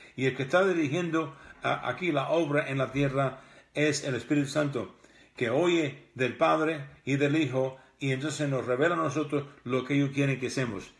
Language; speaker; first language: Spanish; early bilingual, heritage; Spanish